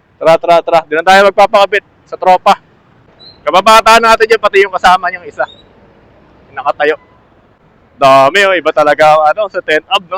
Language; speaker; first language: Filipino; native; Filipino